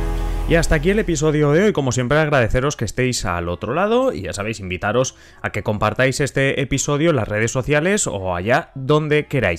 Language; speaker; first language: Spanish; native; Spanish